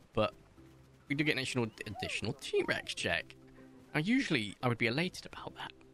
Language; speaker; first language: English; native; English